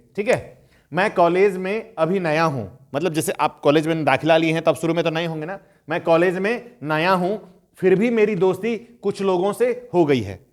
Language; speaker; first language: Hindi; native; Hindi